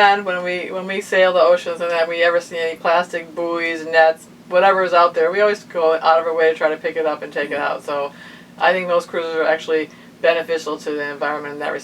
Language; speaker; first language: English; native; English